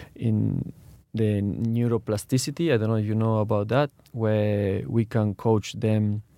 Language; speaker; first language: English; non-native, learner; Spanish